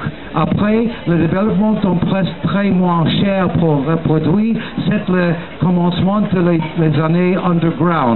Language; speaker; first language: French; non-native, learner; English